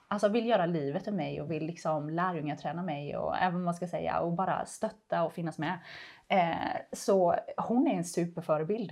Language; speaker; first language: Swedish; native; Swedish